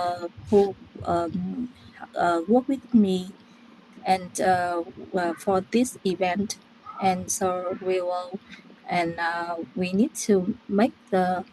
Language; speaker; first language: English; non-native, learner; Vietnamese